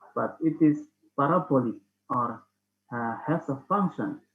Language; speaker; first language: English; non-native, fluent; Indonesian